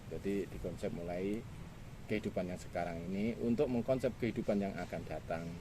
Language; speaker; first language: Indonesian; non-native, local second language; Javanese